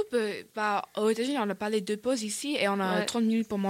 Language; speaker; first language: French; non-native, learner; English